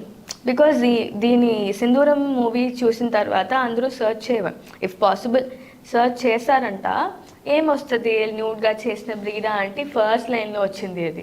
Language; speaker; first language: Telugu; non-native, learner; Tamil